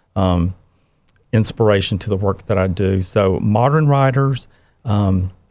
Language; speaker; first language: English; native; English